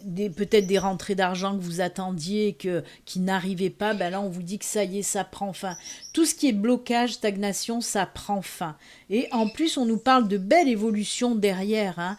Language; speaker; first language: French; native; French